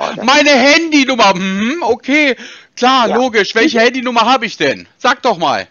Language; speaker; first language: German; native; German